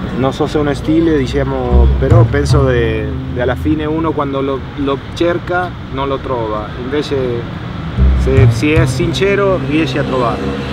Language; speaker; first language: Italian; non-native, fluent; Spanish